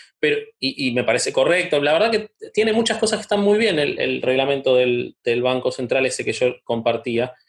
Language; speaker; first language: Spanish; native; Spanish